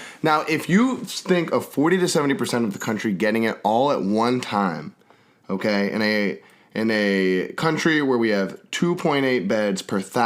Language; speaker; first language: English; native; English